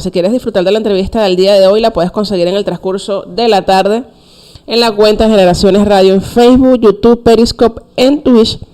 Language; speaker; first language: Spanish; native; Spanish